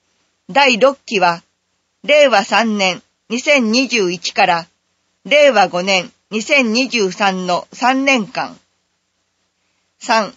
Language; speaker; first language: Japanese; native; Japanese